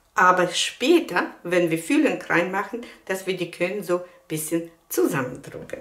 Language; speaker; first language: German; non-native, fluent; Russian